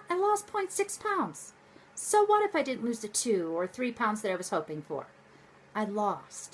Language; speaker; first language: English; native; English